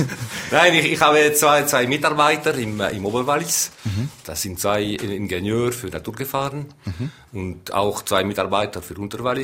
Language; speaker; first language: German; non-native, local second language; French